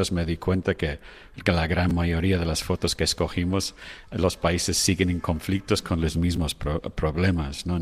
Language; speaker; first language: Spanish; non-native, fluent; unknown